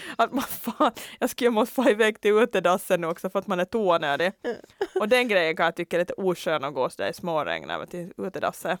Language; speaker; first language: Swedish; native; Swedish